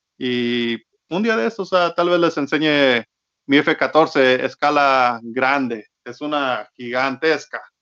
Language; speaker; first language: Spanish; early bilingual, heritage; Spanish